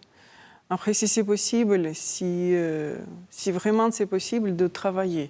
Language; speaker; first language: French; non-native, fluent; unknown